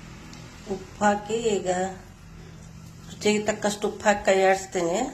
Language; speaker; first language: Kannada; native; Kannada